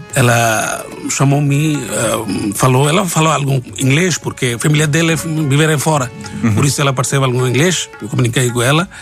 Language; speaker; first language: Portuguese; non-native, learner; Bangla